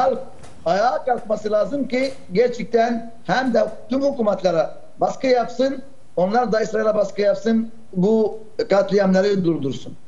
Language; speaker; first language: Turkish; non-native, fluent; Arabic